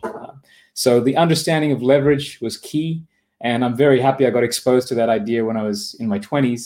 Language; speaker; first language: English; native; English